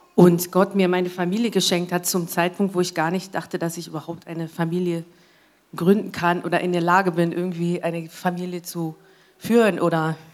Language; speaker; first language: German; non-native, fluent; English